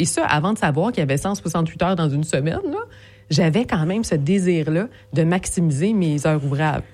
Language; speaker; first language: French; early bilingual, other home language; Portuguese